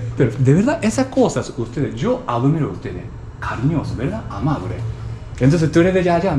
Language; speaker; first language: Spanish; non-native, learner; Japanese